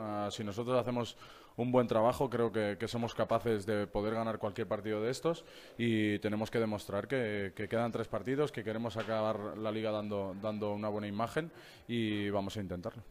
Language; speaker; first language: Spanish; native; Spanish